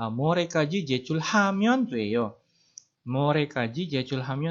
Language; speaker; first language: Korean; non-native, fluent; Indonesian